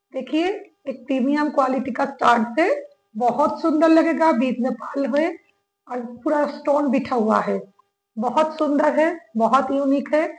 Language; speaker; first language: Hindi; non-native, local second language; Bangla